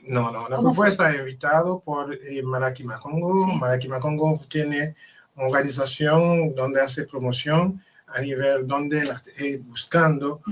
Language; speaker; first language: Spanish; non-native, fluent; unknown